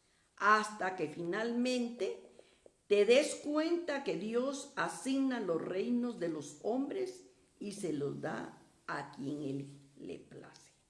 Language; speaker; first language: Spanish; native; Spanish